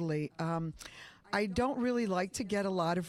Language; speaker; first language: English; early bilingual, other home language; Spanish